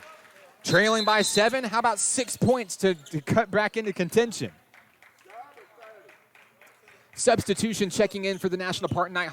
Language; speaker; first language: English; native; English